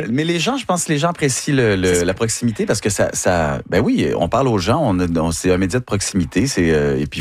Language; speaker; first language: French; native; French